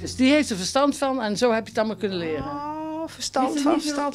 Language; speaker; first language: Dutch; native; Dutch